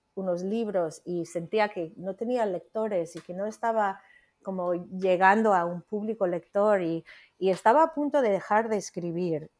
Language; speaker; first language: Spanish; non-native, fluent; English